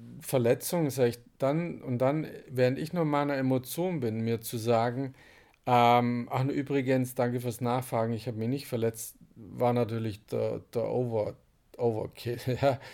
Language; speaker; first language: German; native; German